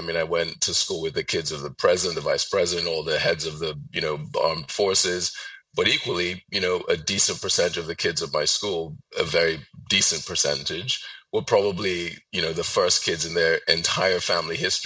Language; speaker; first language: English; non-native, local second language; Yoruba